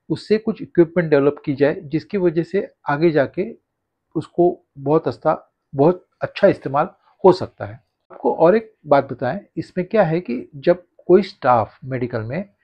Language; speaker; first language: Hindi; non-native, local second language; Marathi